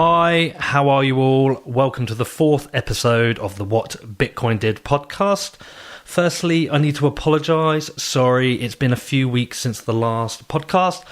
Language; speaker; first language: English; native; English